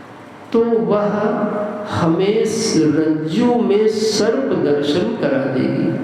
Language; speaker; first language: Hindi; native; Hindi